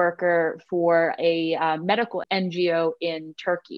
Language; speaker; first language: English; native; English